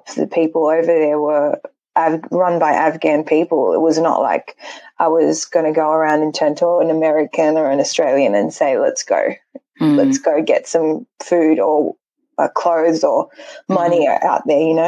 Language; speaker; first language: English; early bilingual, other home language; Persian